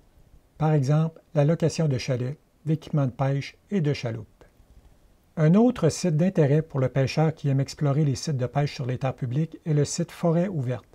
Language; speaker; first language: French; native; French